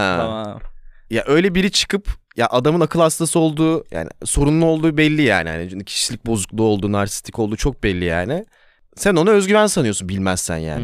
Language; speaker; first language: Turkish; native; Turkish